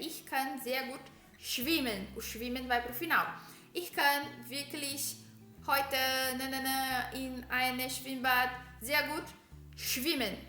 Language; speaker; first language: German; non-native, fluent; Portuguese